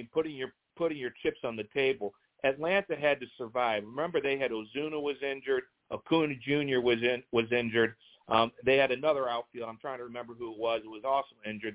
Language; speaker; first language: English; native; English